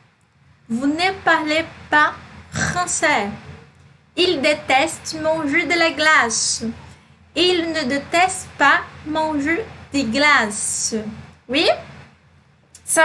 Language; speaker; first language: French; non-native, fluent; Portuguese